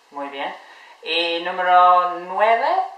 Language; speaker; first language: Spanish; non-native, fluent; English